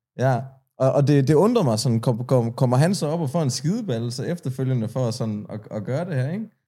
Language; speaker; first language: Danish; early bilingual, other home language; Persian